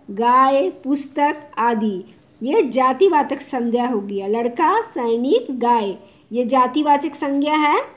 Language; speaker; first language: Hindi; non-native, local second language; Bangla